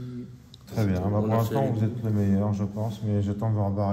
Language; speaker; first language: French; native; French